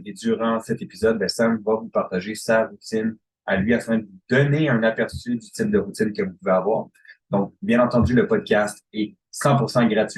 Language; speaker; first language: French; native; French